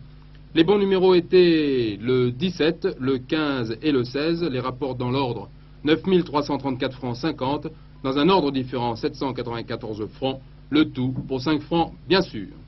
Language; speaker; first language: French; native; French